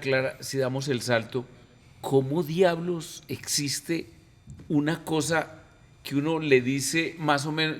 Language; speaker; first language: Spanish; native; Spanish